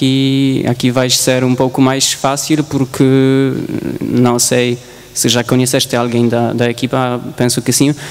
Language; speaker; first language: Portuguese; non-native, learner; Polish